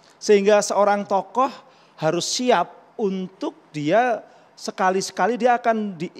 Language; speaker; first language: Indonesian; native; Indonesian